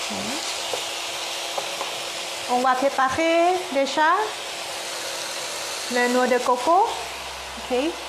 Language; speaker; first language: French; non-native, learner; Thai